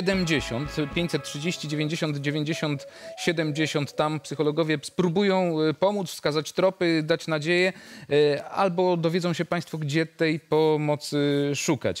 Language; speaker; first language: Polish; native; Polish